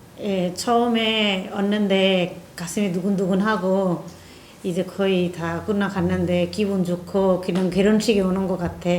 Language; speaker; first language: Korean; non-native, fluent; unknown